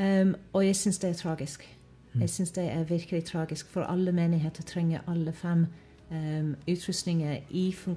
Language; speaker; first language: Norwegian; non-native, fluent; English